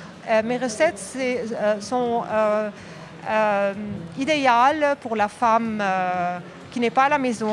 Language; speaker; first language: French; non-native, local second language; Arabic